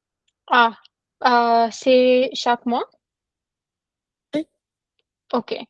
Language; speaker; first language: French; non-native, learner; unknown